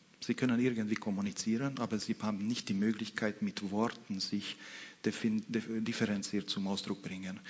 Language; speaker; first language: German; non-native, fluent; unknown